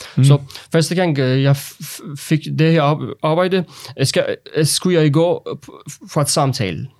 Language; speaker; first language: Danish; non-native, learner; Persian